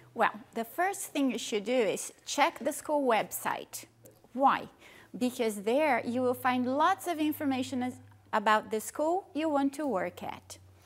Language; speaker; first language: English; non-native, fluent; Portuguese